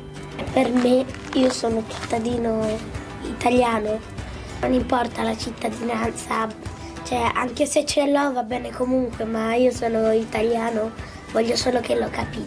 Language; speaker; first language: Italian; early bilingual, other home language; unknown